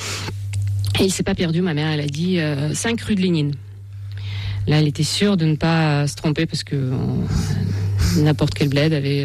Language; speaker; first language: French; non-native, fluent; Russian